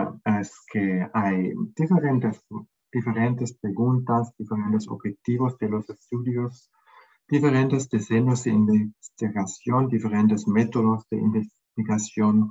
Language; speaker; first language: Spanish; non-native, fluent; German